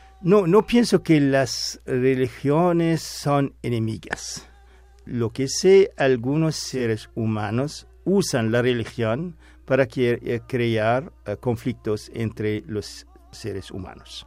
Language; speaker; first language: Spanish; non-native, fluent; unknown